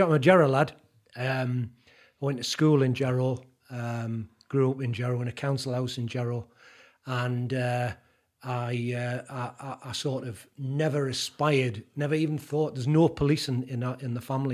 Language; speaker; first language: English; native; English